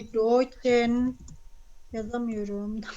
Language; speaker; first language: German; non-native, fluent; Turkish